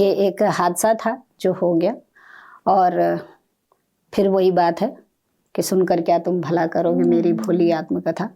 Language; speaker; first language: Hindi; native; Hindi